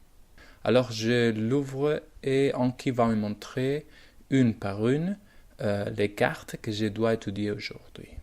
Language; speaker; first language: French; non-native, learner; Spanish